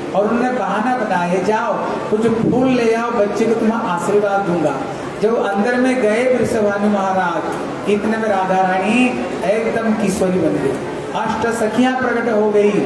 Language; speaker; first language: Hindi; native; Hindi